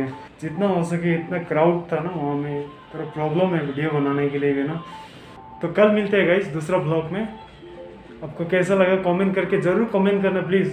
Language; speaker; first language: Hindi; non-native, fluent; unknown